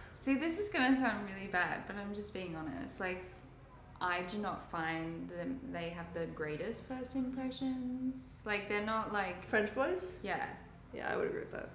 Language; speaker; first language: English; native; English